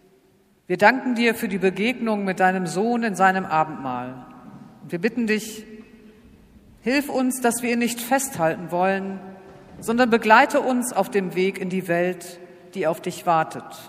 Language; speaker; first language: German; native; German